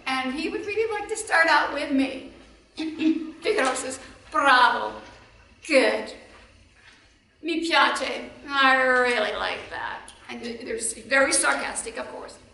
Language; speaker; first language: English; native; English